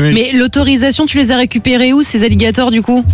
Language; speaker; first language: French; native; French